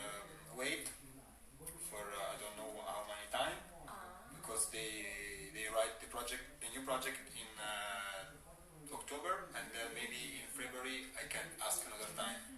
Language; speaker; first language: English; non-native, learner; Italian